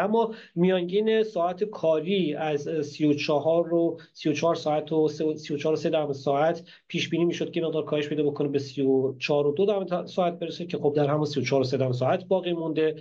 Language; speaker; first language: Persian; native; Persian